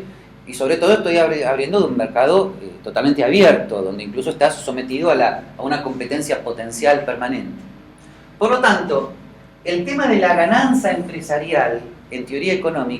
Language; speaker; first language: Spanish; native; Spanish